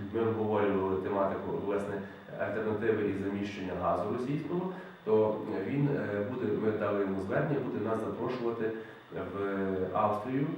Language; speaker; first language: Ukrainian; native; Ukrainian